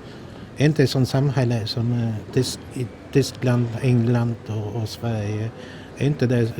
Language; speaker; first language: Swedish; non-native, fluent; Polish